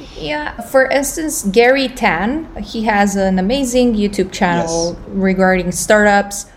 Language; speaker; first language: English; non-native, fluent; Romanian